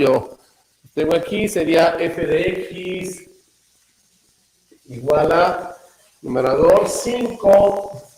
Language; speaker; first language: Spanish; native; Spanish